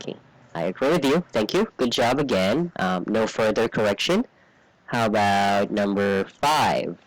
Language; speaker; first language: English; non-native, fluent; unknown